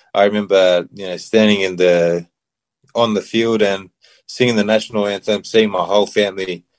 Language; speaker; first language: English; early bilingual, other home language; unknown